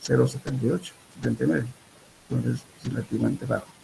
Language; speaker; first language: Spanish; native; Spanish